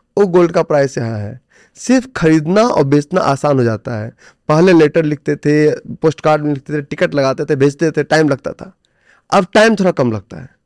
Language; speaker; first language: Hindi; native; Hindi